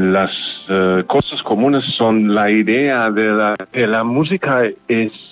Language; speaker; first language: Spanish; non-native, learner; German